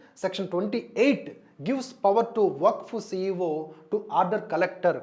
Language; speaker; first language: English; non-native, local second language; Telugu